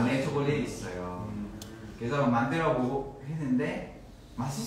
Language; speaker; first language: Korean; non-native, learner; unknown